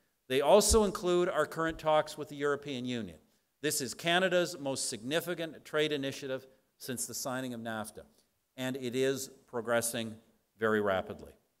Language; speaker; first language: English; native; English